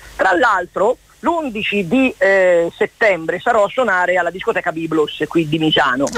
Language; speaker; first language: Italian; native; Italian